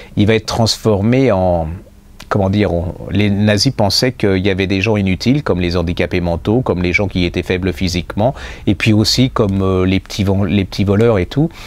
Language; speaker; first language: French; native; French